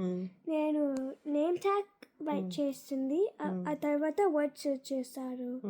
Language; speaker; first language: Telugu; early bilingual, heritage; Telugu